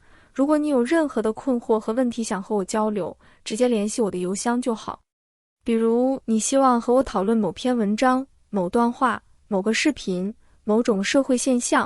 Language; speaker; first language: Chinese; native; Chinese